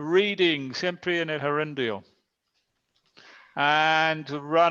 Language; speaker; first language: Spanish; non-native, fluent; English